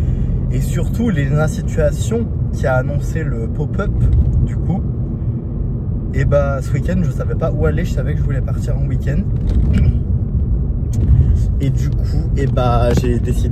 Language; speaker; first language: French; native; French